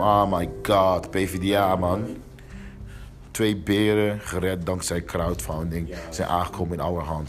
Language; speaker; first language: Dutch; early bilingual, other home language; Papiamento